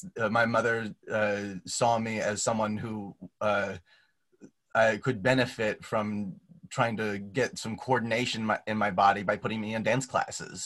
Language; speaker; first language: English; native; English